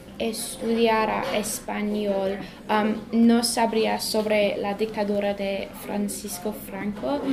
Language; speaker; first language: Spanish; non-native, learner; English